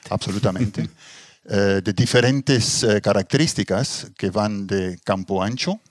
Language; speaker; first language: Spanish; non-native, fluent; Dutch